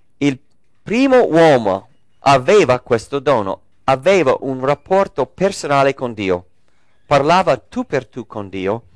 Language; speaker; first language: Italian; non-native, fluent; English